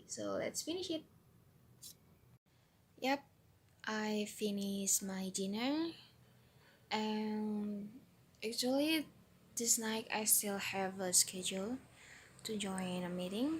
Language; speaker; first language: English; non-native, learner; Indonesian